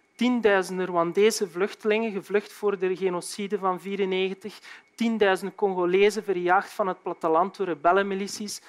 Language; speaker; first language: Dutch; native; Dutch